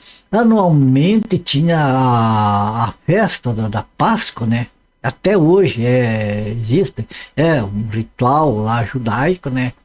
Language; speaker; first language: Portuguese; native; Portuguese